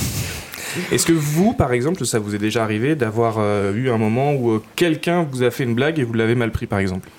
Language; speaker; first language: French; native; French